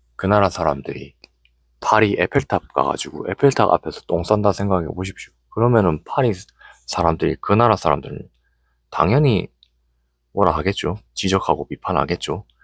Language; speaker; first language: Korean; native; Korean